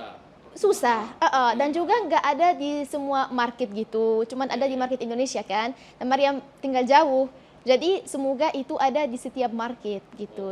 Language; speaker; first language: Indonesian; non-native, fluent; Arabic